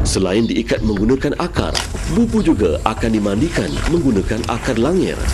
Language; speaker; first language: Malay; native; Malay